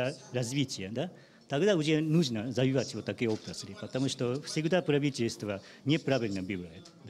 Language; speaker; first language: Russian; non-native, learner; Japanese